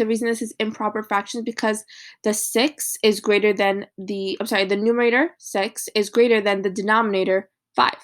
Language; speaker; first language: English; native; English